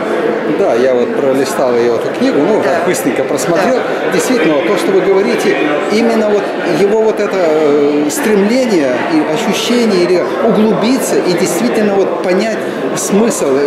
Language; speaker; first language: Russian; native; Russian